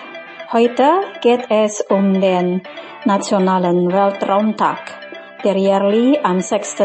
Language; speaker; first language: German; non-native, fluent; Indonesian